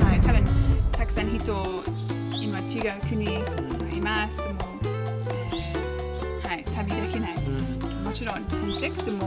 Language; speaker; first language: Japanese; non-native, learner; English